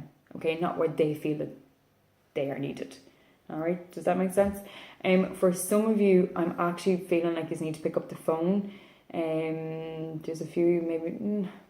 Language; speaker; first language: English; native; English